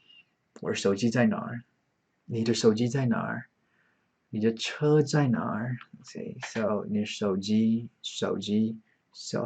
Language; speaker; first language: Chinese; non-native, fluent; English